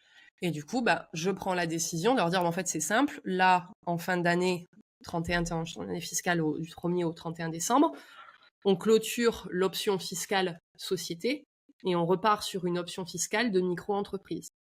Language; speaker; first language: French; native; French